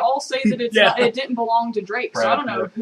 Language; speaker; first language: English; native; English